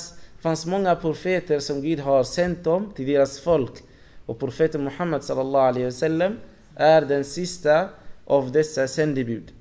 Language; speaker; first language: Swedish; non-native, fluent; Arabic